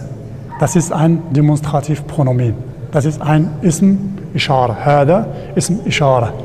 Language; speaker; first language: German; non-native, learner; Arabic